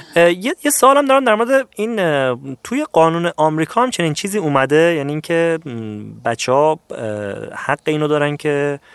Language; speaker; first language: Persian; native; Persian